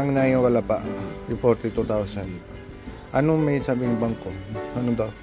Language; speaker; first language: Filipino; non-native, learner; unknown